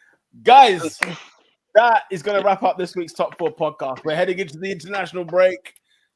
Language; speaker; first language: English; native; English